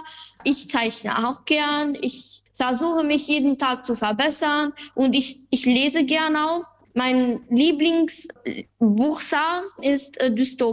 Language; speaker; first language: German; non-native, fluent; Albanian